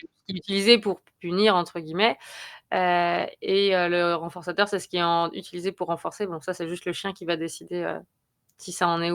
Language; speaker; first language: French; native; French